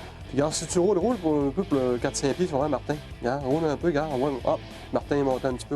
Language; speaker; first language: French; native; French